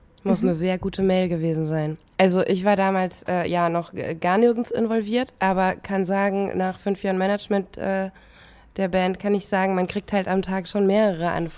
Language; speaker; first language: German; native; German